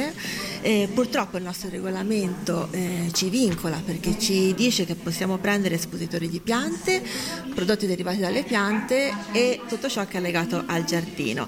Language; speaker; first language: Italian; native; Italian